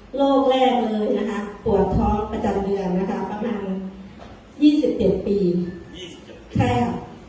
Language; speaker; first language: Thai; native; Thai